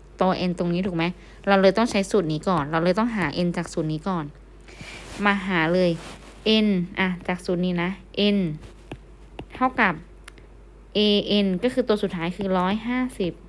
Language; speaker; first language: Thai; native; Thai